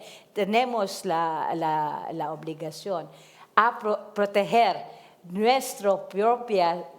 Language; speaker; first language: Spanish; non-native, learner; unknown